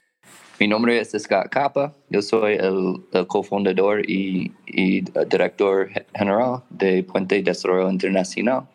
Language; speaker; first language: Spanish; non-native, fluent; English